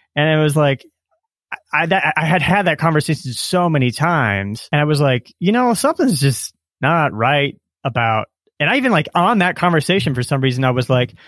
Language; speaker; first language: English; native; English